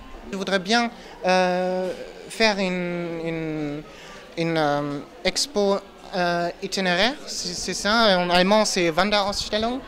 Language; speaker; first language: French; non-native, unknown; German